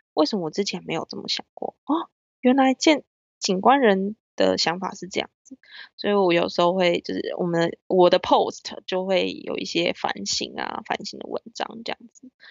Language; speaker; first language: Chinese; native; Chinese